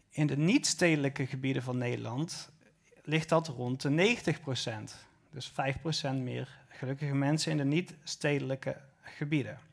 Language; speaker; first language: Dutch; native; Dutch